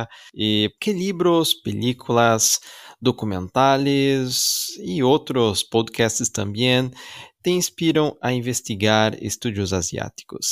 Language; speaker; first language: Spanish; non-native, learner; Portuguese